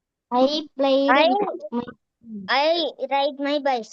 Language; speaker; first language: English; non-native, learner; Malayalam